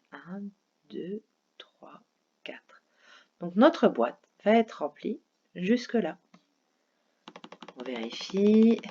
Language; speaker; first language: French; native; French